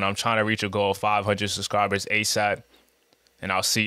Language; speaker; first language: English; native; English